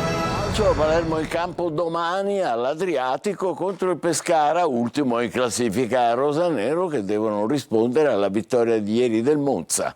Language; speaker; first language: Italian; native; Italian